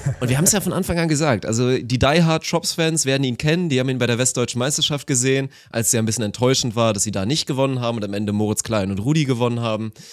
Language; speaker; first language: German; native; German